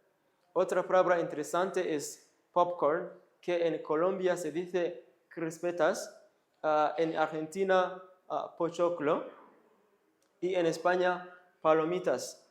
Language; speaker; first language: Spanish; non-native, fluent; Kinyarwanda